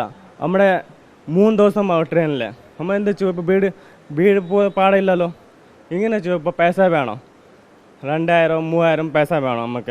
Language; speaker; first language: Malayalam; non-native, learner; Hindi